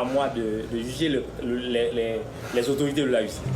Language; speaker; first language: French; non-native, local second language; Haitian Creole